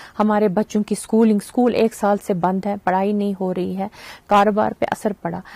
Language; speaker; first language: Hindi; non-native, local second language; Kashmiri